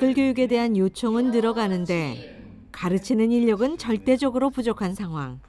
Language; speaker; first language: Korean; native; Korean